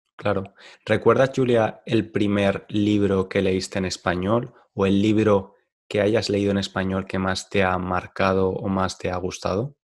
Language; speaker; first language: Spanish; native; Spanish